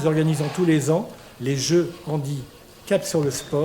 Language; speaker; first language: French; native; French